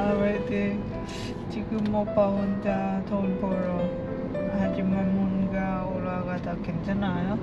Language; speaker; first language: Korean; non-native, learner; Lao